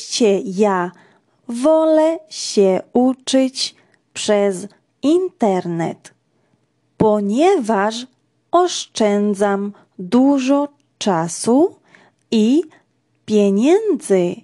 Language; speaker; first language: Polish; non-native, fluent; Georgian